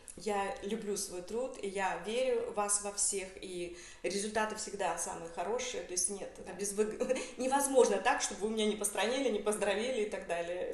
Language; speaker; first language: Russian; native; Russian